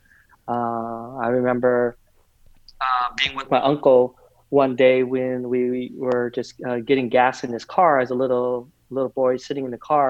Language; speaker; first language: English; native; English